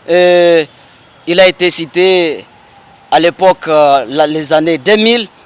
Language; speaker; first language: French; non-native, local second language; Swahili